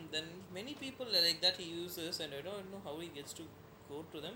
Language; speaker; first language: English; non-native, local second language; Tamil